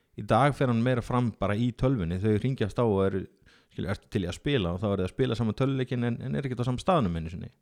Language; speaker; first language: Icelandic; native; Icelandic